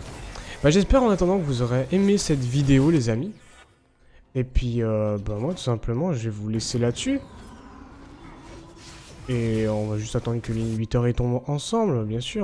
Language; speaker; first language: French; native; French